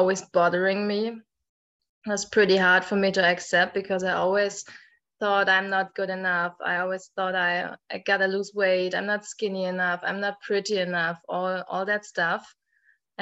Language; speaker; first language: English; non-native, fluent; German